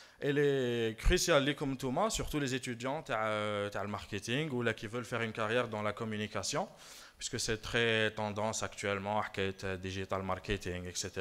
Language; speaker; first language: French; non-native, local second language; Arabic